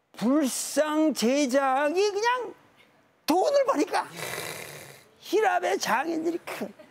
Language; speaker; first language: Korean; native; Korean